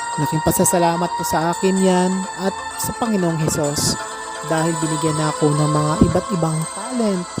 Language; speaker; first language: Filipino; non-native, local second language; Cebuano